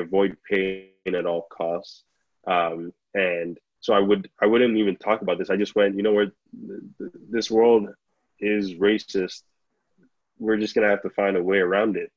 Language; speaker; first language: English; non-native, local second language; Yoruba